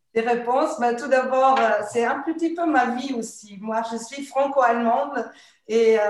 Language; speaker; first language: French; non-native, fluent; German